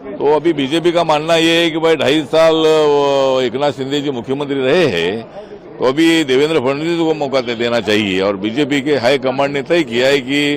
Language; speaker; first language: Hindi; non-native, local second language; Marathi